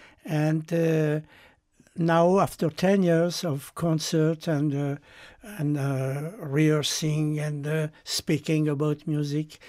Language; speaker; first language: English; non-native, fluent; French